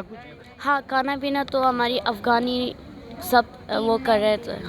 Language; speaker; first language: Hindi; non-native, fluent; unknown